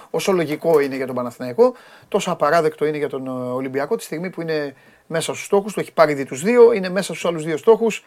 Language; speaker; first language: Greek; native; Greek